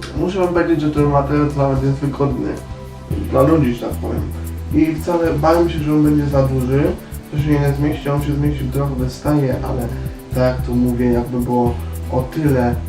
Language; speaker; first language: Polish; native; Polish